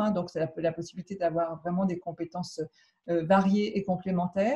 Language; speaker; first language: French; native; French